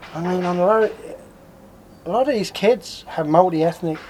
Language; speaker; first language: English; native; English